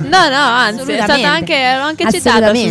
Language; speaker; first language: Italian; native; Italian